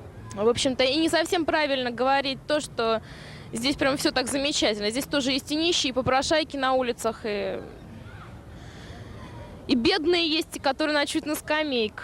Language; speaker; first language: Russian; native; Russian